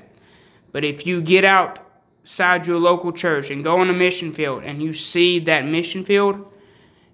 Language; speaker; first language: English; native; English